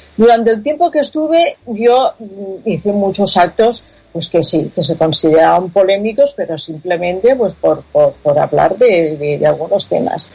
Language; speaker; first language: Spanish; non-native, local second language; Catalan